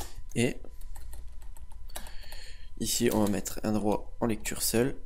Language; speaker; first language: French; native; French